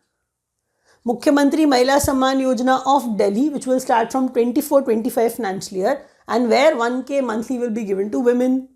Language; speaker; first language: English; non-native, local second language; Hindi